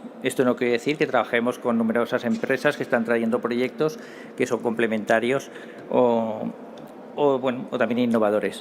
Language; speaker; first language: Spanish; native; Spanish